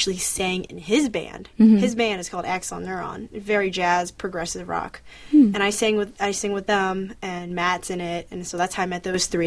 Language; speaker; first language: English; early bilingual, other home language; Chinese